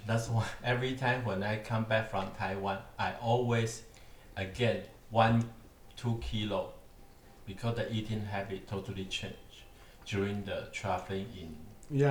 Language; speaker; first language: English; non-native, learner; Chinese